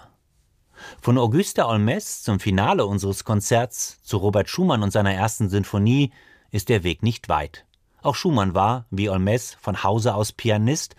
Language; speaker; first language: German; native; German